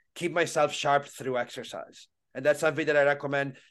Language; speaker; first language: English; non-native, fluent; Italian